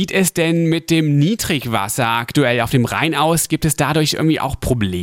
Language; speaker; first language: German; native; German